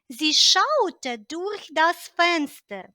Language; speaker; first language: German; non-native, fluent; Ukrainian